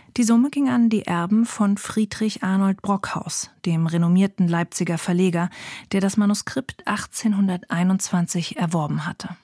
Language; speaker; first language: German; native; German